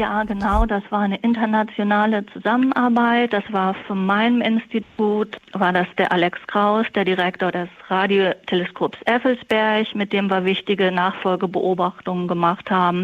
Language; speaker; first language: German; native; German